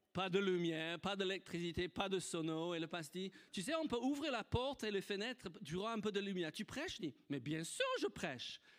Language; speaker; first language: French; non-native, fluent; English